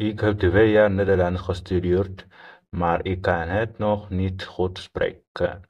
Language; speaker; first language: Dutch; non-native, learner; Tigrinya